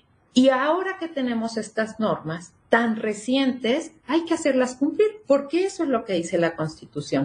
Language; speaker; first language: Spanish; native; Spanish